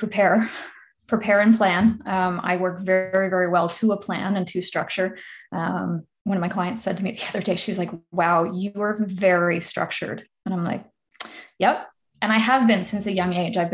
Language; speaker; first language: English; native; English